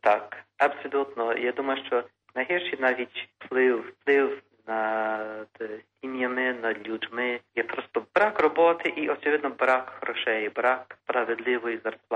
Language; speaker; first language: Ukrainian; early bilingual, heritage; Ukrainian